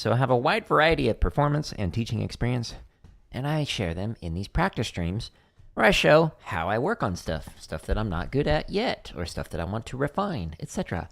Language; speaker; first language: English; native; English